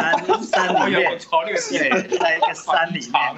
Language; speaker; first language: Chinese; native; Chinese